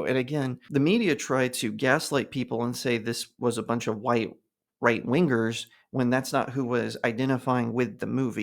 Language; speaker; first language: English; native; English